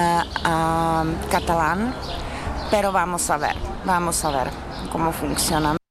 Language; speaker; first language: Spanish; non-native, learner; Czech